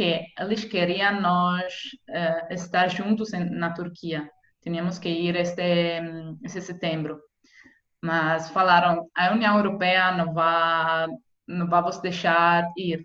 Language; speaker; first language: Portuguese; non-native, fluent; Italian